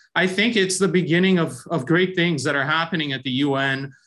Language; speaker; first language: English; early bilingual, other home language; Persian